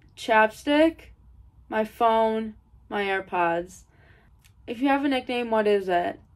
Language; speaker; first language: English; native; English